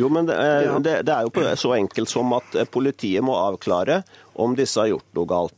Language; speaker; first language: Norwegian; native; Norwegian